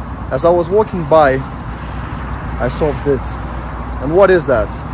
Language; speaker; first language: English; non-native, fluent; Lithuanian